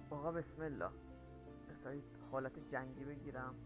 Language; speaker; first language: Persian; native; Persian